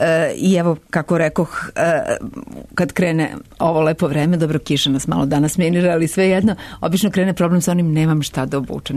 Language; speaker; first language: Serbian; native; Serbian